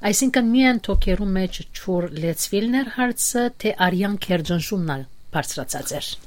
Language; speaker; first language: Armenian; early bilingual, heritage; Armenian